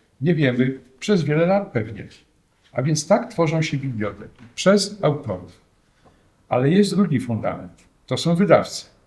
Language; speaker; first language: Polish; native; Polish